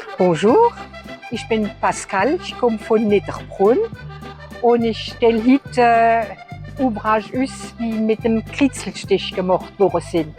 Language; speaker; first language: German; non-native, local second language; Swiss German